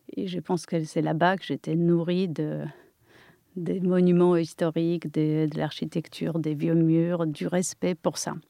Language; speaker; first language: French; non-native, fluent; Polish